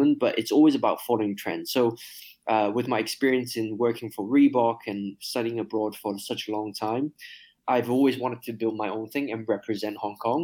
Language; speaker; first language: English; non-native, local second language; Cantonese